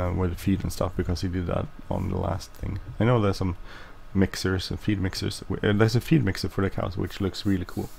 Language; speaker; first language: English; non-native, fluent; Swedish